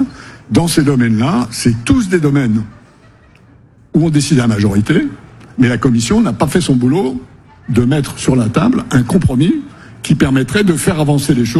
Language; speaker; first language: French; native; French